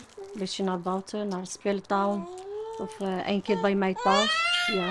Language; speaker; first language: Dutch; non-native, learner; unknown